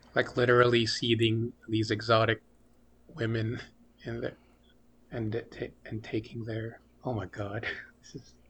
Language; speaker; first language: English; early bilingual, other home language; Filipino